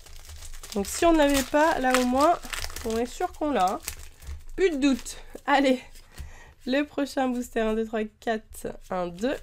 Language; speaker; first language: French; native; French